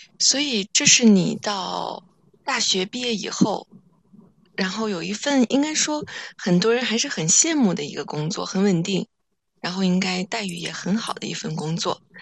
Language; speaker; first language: Chinese; native; Chinese